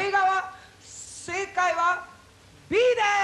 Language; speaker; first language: Japanese; native; Japanese